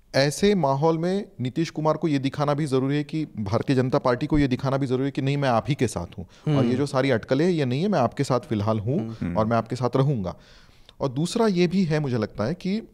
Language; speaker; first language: Hindi; non-native, local second language; Marathi